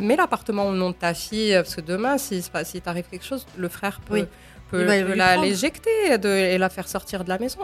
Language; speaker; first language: French; non-native, local second language; Arabic